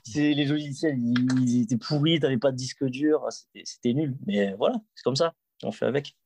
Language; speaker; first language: French; native; French